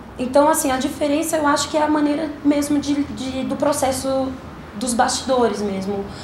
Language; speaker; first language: Portuguese; native; Portuguese